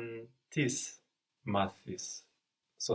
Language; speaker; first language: Greek; non-native, learner; English